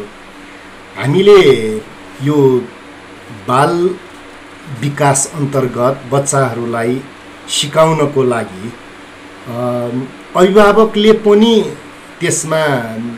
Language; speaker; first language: Nepali; non-native, local second language; Newari